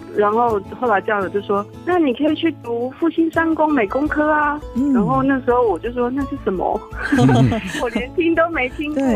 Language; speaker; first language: Chinese; non-native, local second language; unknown